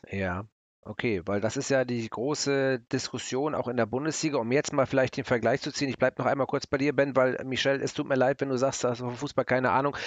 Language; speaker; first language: German; native; German